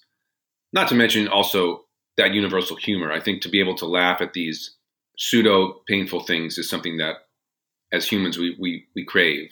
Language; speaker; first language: English; native; English